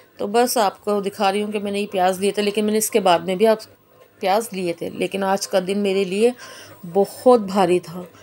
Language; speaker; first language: Hindi; native; Hindi